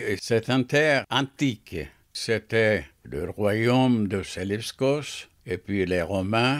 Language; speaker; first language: French; non-native, fluent; Turkish